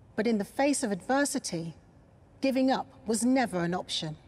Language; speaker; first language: English; native; English